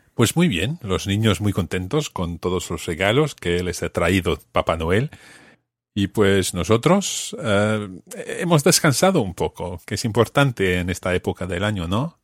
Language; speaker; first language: Spanish; non-native, fluent; English